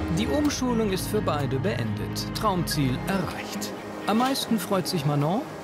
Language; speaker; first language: German; native; German